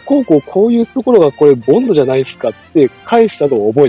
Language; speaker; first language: Japanese; native; Japanese